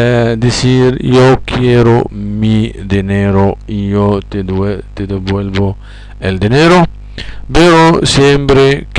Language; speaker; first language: Spanish; non-native, fluent; Arabic